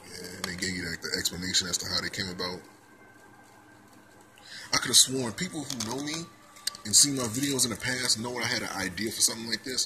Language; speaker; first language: English; native; English